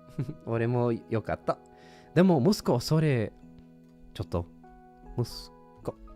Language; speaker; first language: Japanese; non-native, learner; English